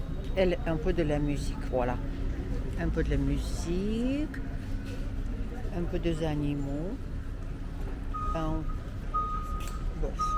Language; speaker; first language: French; non-native, fluent; Russian